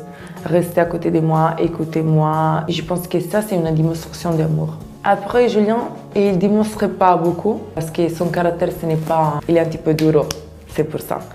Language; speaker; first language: French; non-native, learner; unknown